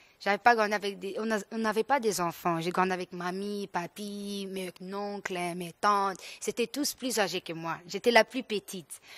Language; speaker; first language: French; non-native, local second language; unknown